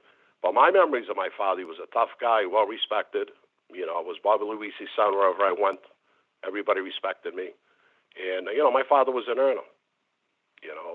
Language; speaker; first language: English; native; English